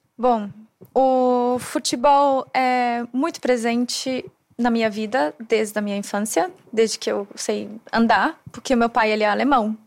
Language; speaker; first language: Portuguese; non-native, fluent; German